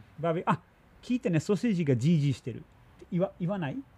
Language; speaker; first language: Japanese; non-native, learner; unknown